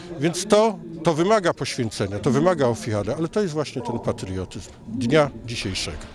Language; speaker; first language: Polish; native; Polish